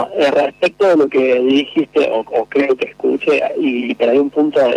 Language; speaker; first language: Spanish; native; Spanish